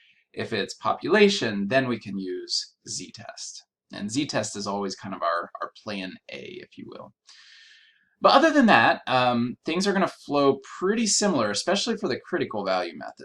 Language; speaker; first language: English; native; English